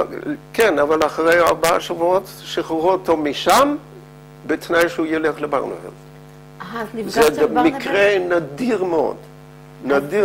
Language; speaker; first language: Hebrew; non-native, fluent; Dutch